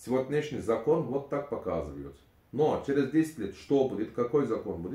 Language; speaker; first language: Russian; non-native, learner; Turkish